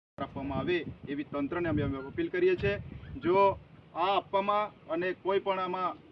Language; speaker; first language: Gujarati; non-native, local second language; Bhili